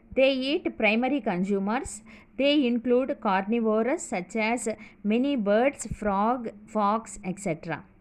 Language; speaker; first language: English; non-native, local second language; Telugu